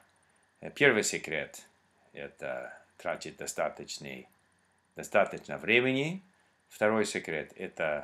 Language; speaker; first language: Russian; non-native, learner; English